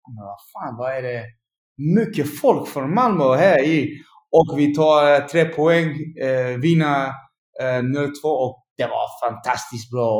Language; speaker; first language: Swedish; non-native, learner; Dutch